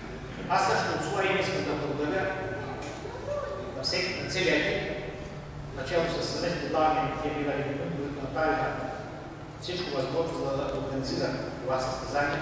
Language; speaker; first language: Bulgarian; non-native, local second language; Turkish